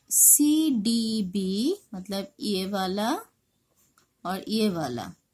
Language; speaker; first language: Hindi; non-native, local second language; Bangla